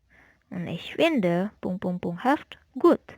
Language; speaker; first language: German; non-native, fluent; Indonesian